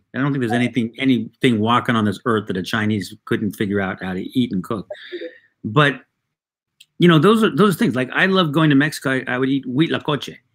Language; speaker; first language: English; early bilingual, other home language; Spanish